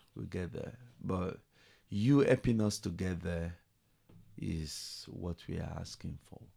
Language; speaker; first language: English; non-native, local second language; Yoruba